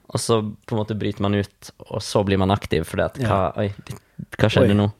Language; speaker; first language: Norwegian; native; Norwegian